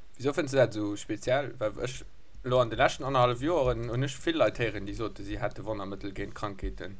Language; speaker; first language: Luxembourgish; native; Luxembourgish